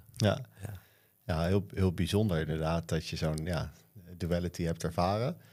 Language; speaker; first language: Dutch; native; Dutch